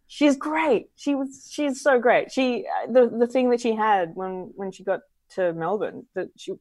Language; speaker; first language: English; native; English